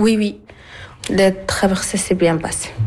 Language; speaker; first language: French; non-native, learner; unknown